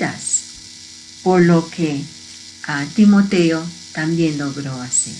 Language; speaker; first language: Spanish; early bilingual, heritage; Spanish